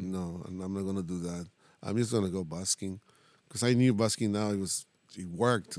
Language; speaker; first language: English; non-native, fluent; Spanish